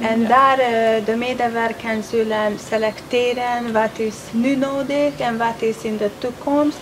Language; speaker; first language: Dutch; non-native, learner; Hungarian